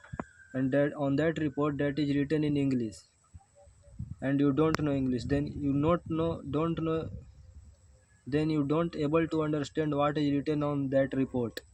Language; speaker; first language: English; non-native, learner; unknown